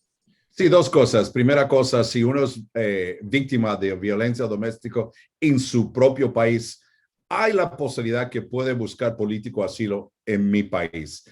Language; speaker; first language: Spanish; non-native, fluent; English